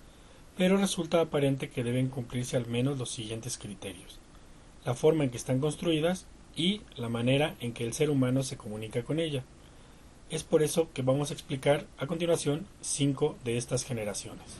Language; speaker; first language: Spanish; native; Spanish